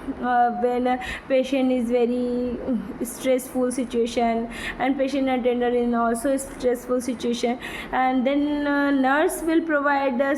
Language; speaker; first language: English; non-native, learner; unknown